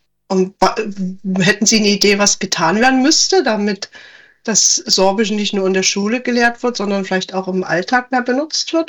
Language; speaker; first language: German; native; German